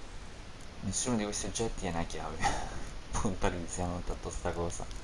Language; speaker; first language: Italian; native; Italian